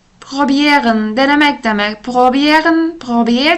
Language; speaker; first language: German; non-native, fluent; Turkish